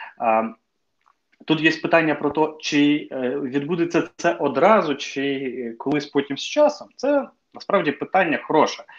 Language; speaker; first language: Ukrainian; native; Ukrainian